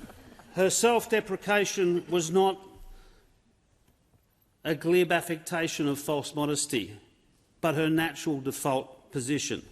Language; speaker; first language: English; native; English